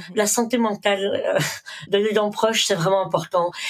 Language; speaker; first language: French; native; French